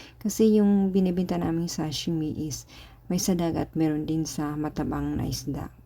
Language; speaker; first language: Filipino; native; Filipino